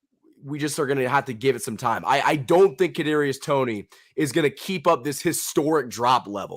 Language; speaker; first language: English; native; English